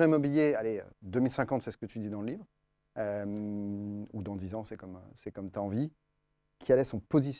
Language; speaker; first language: French; native; French